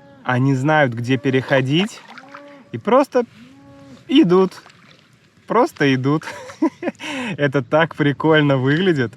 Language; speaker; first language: Russian; native; Russian